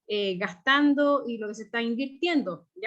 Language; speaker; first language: Spanish; native; Spanish